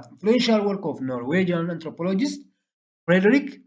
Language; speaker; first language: English; non-native, local second language; Amharic